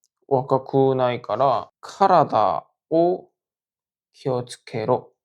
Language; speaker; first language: Japanese; non-native, fluent; Korean